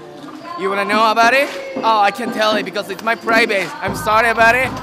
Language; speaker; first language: English; non-native, learner; Japanese